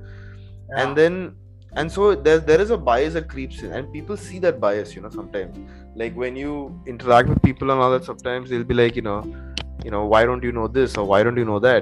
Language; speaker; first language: English; native; English